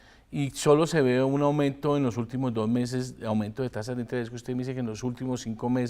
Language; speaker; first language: Spanish; native; Spanish